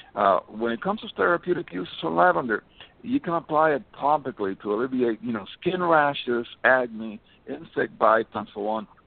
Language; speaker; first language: English; early bilingual, other home language; Spanish